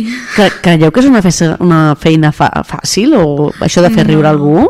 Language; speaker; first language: Catalan; native; Catalan